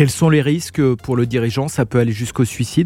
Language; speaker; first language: French; native; French